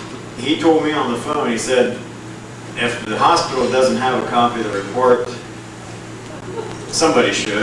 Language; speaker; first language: English; native; English